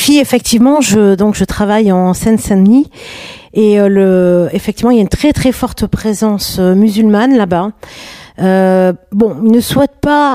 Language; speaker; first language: French; native; French